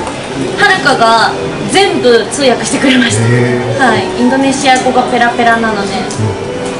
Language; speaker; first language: Japanese; native; Japanese